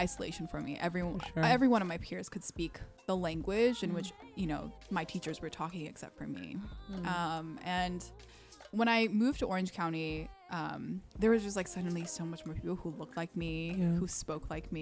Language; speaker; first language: English; early bilingual, other home language; Korean